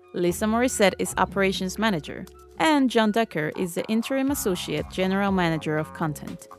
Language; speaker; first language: English; native; English